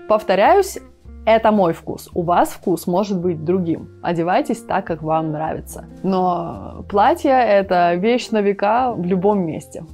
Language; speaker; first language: Russian; native; Russian